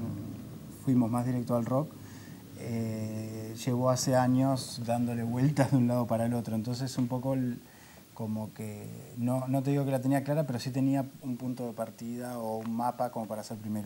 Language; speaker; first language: Spanish; native; Spanish